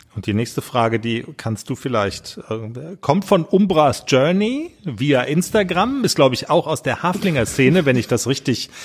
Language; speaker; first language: German; native; German